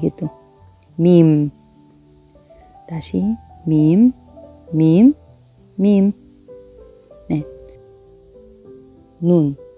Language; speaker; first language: Korean; non-native, fluent; Arabic